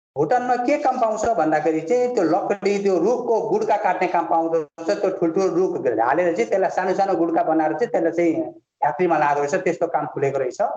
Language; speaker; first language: Nepali; native; Nepali